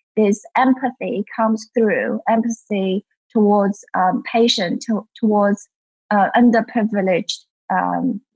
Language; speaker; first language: English; non-native, fluent; Chinese